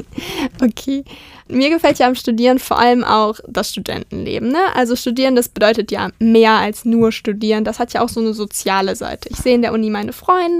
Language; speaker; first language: German; native; German